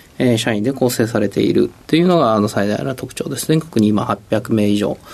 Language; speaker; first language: Japanese; native; Japanese